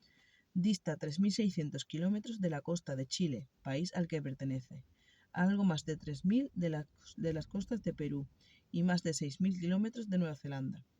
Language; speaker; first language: Spanish; native; Spanish